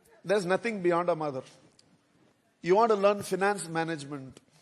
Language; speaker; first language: English; non-native, local second language; Tamil